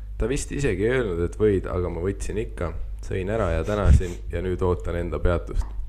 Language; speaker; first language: Estonian; native; Estonian